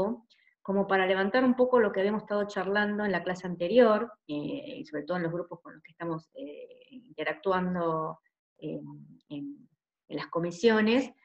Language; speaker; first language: Spanish; native; Spanish